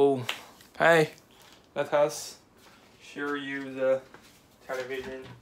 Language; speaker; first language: English; non-native, learner; Chinese